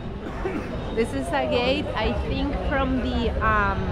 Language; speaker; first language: English; non-native, fluent; Spanish